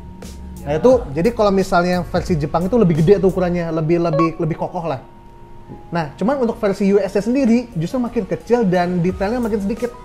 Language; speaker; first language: Indonesian; native; Indonesian